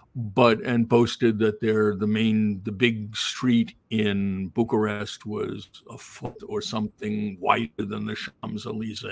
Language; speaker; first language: English; native; English